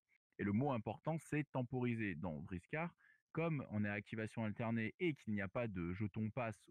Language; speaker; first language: French; native; French